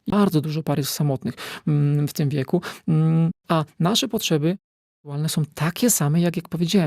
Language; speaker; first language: Polish; native; Polish